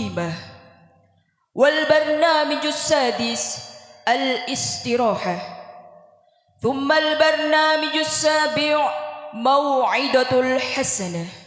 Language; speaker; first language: Arabic; non-native, learner; Indonesian